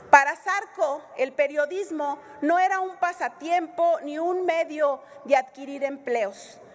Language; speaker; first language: Spanish; native; Spanish